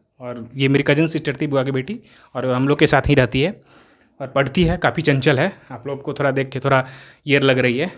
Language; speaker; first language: Hindi; native; Hindi